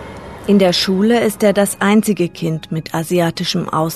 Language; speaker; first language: German; native; German